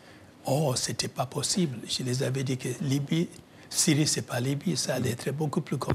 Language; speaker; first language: French; non-native, fluent; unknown